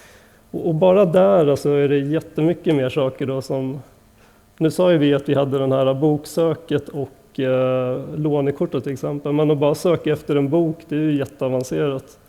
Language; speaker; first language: Swedish; native; Swedish